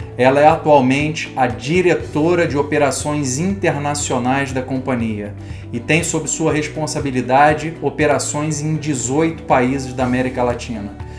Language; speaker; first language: Portuguese; native; Portuguese